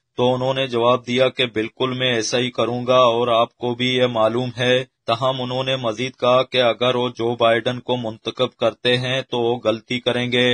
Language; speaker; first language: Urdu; non-native, local second language; Baluchi